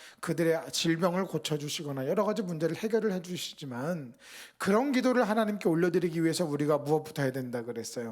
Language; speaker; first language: Korean; native; Korean